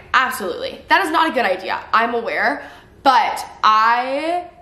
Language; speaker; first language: English; native; English